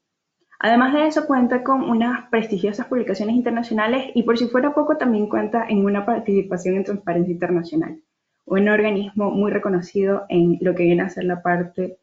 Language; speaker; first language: Spanish; native; Spanish